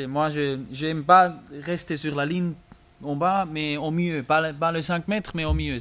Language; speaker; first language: French; non-native, learner; German